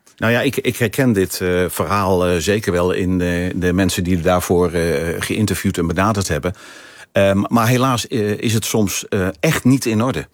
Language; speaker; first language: Dutch; native; Dutch